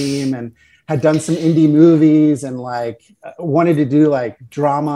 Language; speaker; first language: English; native; English